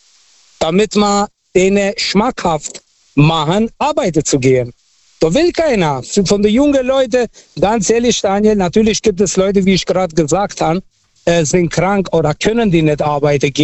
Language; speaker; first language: German; non-native, fluent; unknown